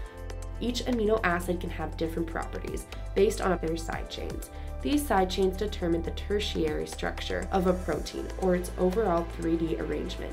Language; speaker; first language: English; native; English